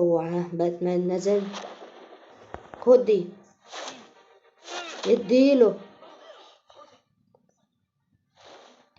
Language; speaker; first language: Arabic; native; Arabic